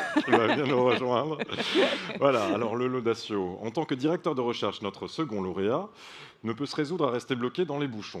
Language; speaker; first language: French; native; French